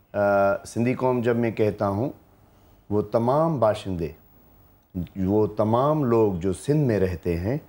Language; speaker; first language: Urdu; non-native, local second language; Sindhi